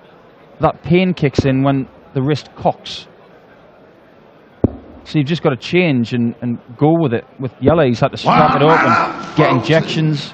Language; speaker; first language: English; native; English